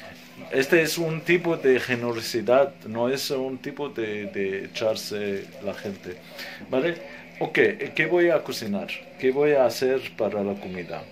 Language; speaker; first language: Spanish; non-native, fluent; Arabic